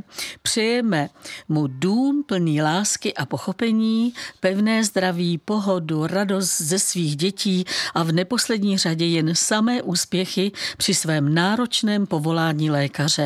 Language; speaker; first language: Czech; native; Czech